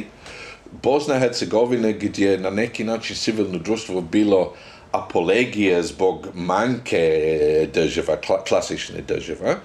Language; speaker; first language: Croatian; non-native, fluent; English